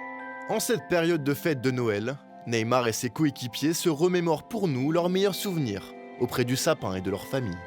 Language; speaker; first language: French; native; French